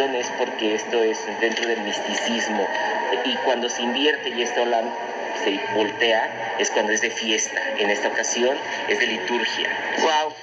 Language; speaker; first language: Spanish; native; Spanish